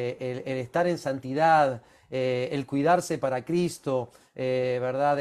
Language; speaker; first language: Spanish; native; Spanish